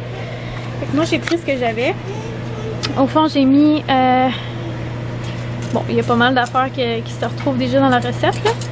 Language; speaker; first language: French; native; French